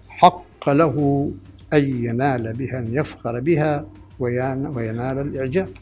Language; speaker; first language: Arabic; native; Arabic